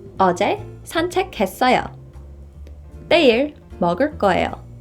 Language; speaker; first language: Korean; non-native, fluent; English